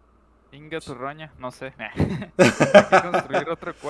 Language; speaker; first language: Spanish; native; Spanish